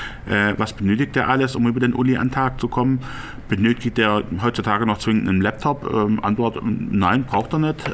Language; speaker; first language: German; native; German